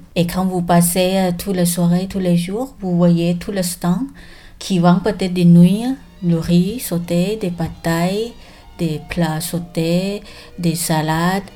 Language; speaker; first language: French; non-native, learner; Thai